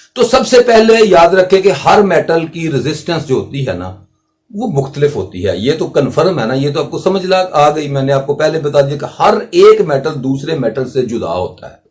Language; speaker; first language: Urdu; non-native, local second language; Punjabi